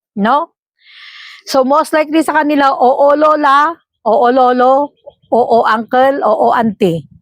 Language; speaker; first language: Filipino; non-native, local second language; Iloko